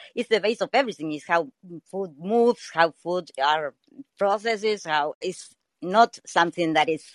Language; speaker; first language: English; non-native, learner; Spanish